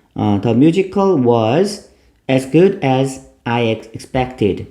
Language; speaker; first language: English; non-native, fluent; Korean